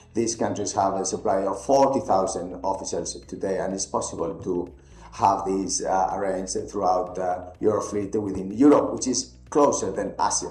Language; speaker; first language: English; non-native, fluent; Spanish